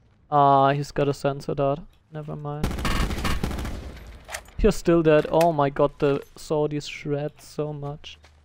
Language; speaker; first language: English; non-native, fluent; German